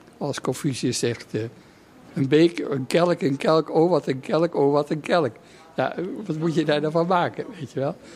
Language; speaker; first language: Dutch; native; Dutch